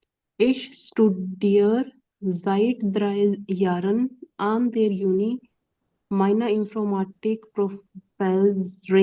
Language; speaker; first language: German; non-native, learner; Hindi